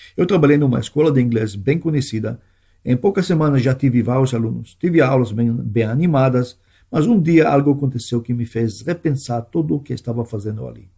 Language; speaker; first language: Portuguese; non-native, fluent; Hebrew